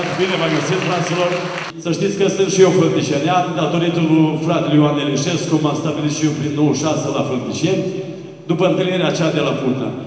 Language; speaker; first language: Romanian; native; Romanian